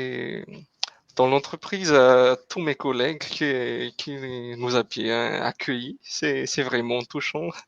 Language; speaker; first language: French; non-native, local second language; Malagasy